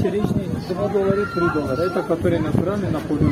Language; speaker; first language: Russian; non-native, learner; Turkish